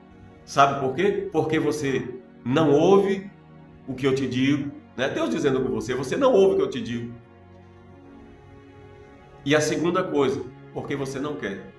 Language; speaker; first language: Portuguese; native; Portuguese